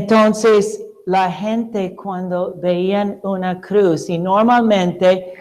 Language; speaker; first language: Spanish; non-native, fluent; English